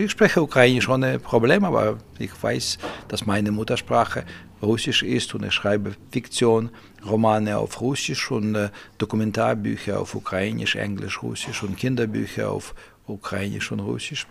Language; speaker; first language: German; non-native, fluent; Russian